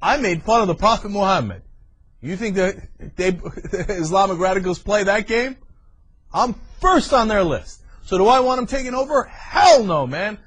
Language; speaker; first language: English; native; English